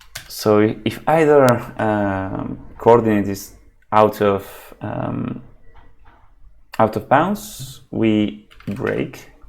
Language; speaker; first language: English; non-native, fluent; Spanish